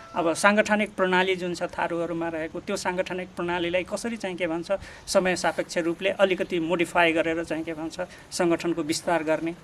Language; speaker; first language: Nepali; non-native, local second language; Dangaura Tharu